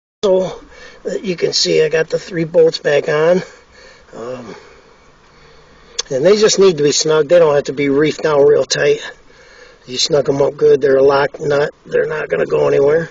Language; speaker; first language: English; native; English